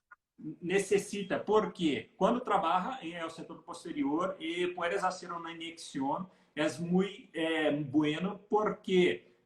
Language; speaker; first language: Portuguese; non-native, learner; Spanish